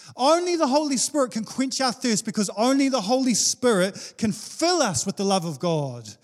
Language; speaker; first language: English; native; English